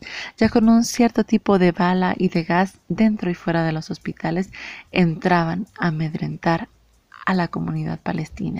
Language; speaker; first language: Spanish; native; Spanish